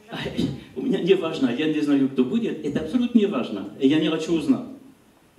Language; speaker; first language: Russian; non-native, learner; French